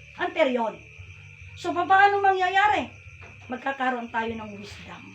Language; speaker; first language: Filipino; non-native, local second language; Iloko